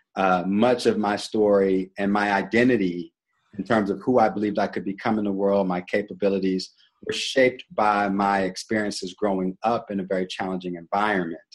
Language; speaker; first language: English; native; English